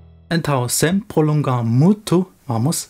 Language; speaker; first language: Portuguese; non-native, fluent; German